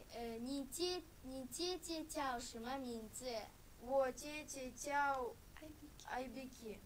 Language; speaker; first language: Chinese; non-native, learner; Kyrgyz